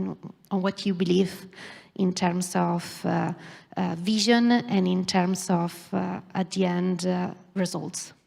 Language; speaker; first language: English; non-native, fluent; Italian